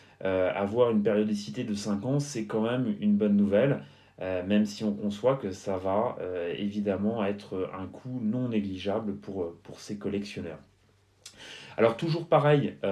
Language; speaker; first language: French; native; French